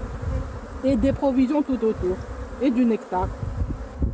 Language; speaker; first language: French; non-native, local second language; Arabic